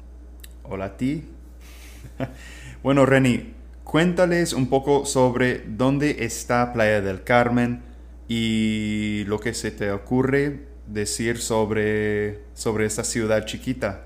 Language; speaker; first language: Spanish; non-native, fluent; English